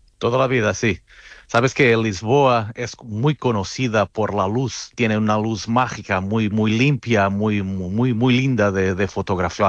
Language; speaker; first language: Spanish; non-native, fluent; Portuguese